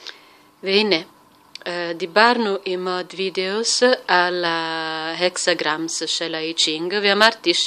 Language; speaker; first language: Hebrew; non-native, fluent; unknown